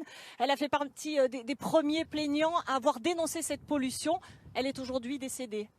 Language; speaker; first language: French; native; French